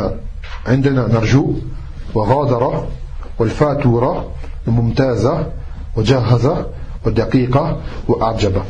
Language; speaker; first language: Arabic; non-native, fluent; French